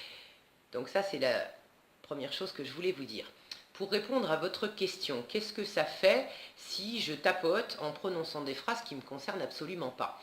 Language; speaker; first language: French; native; French